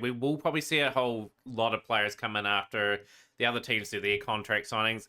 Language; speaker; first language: English; native; English